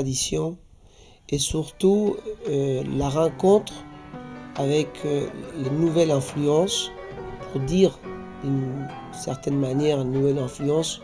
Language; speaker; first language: French; non-native, fluent; Spanish